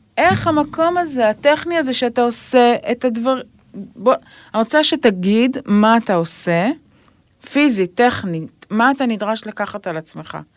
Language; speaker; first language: Hebrew; native; Hebrew